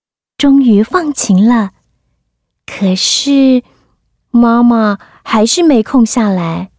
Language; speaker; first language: Chinese; native; Chinese